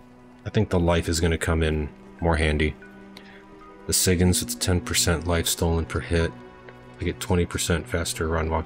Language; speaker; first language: English; native; English